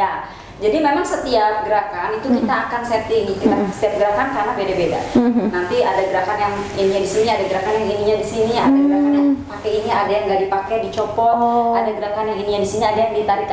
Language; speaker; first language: Indonesian; native; Indonesian